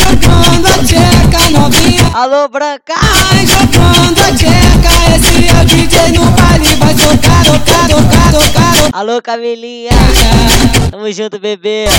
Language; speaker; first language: Portuguese; native; Portuguese